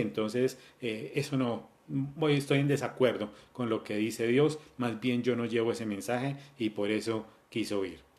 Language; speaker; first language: Spanish; native; Spanish